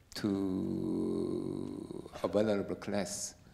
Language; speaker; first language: English; non-native, learner; Korean